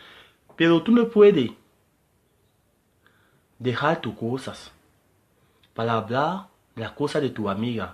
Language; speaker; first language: Spanish; non-native, learner; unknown